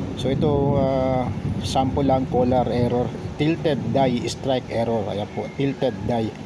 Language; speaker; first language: Filipino; non-native, local second language; Cebuano